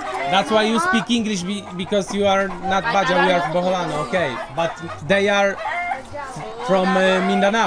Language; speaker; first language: English; non-native, learner; Polish